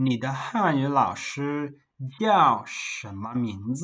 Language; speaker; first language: Chinese; non-native, fluent; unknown